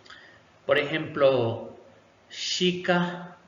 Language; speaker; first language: Spanish; non-native, local second language; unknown